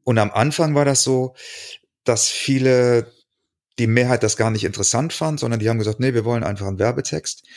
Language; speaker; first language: German; native; German